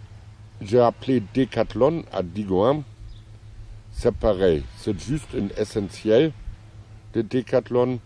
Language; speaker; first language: French; non-native, fluent; German